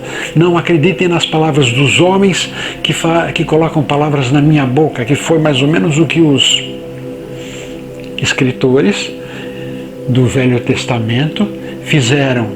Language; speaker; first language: Portuguese; native; Portuguese